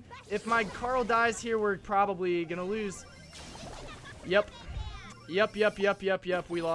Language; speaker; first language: English; native; English